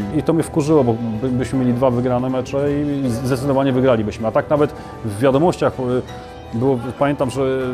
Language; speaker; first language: Polish; native; Polish